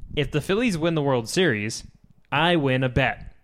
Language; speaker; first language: English; native; English